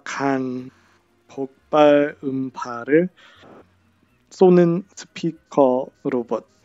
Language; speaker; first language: Korean; non-native, fluent; English